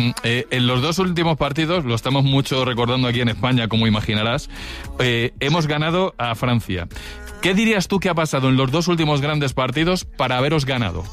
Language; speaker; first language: Spanish; native; Spanish